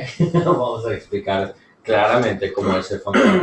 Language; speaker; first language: Spanish; non-native, learner; English